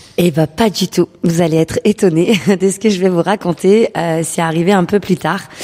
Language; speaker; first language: French; early bilingual, other home language; Urdu